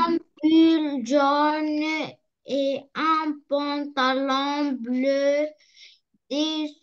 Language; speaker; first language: French; non-native, learner; Arabic